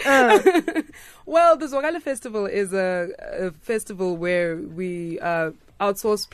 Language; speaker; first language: English; non-native, local second language; Xhosa